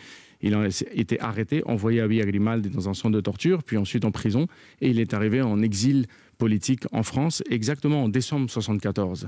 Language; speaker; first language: French; early bilingual, heritage; Spanish